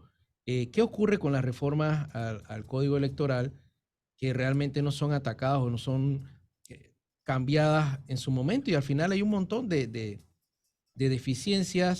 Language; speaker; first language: Spanish; native; Spanish